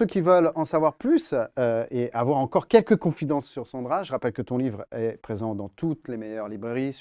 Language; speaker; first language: French; native; French